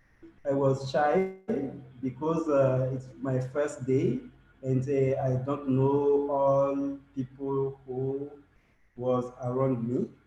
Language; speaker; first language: English; non-native, learner; French